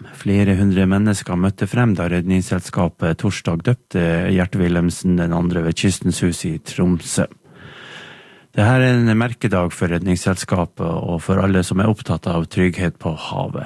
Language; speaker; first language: Norwegian; native; Norwegian